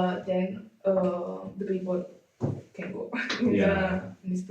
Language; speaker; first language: English; non-native, learner; Italian